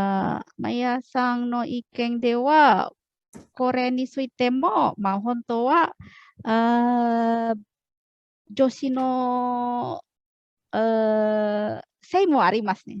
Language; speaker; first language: Japanese; non-native, fluent; Indonesian